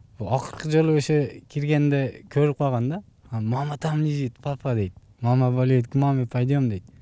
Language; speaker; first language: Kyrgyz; non-native, local second language; Uzbek